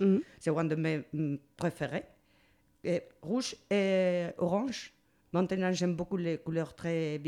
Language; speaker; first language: French; non-native, learner; Spanish